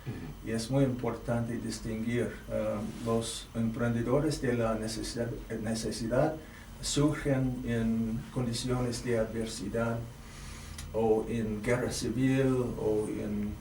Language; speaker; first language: Spanish; non-native, fluent; English